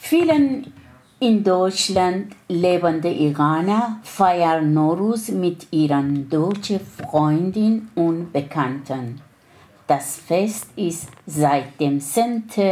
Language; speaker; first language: German; non-native, learner; Persian